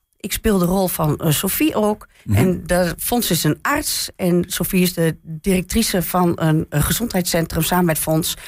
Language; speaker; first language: Dutch; native; Dutch